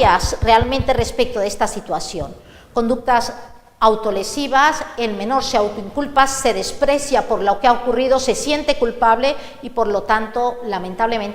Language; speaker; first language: Spanish; native; Spanish